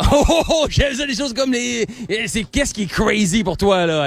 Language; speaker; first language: French; native; French